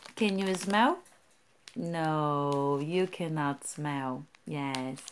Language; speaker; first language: English; non-native, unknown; Portuguese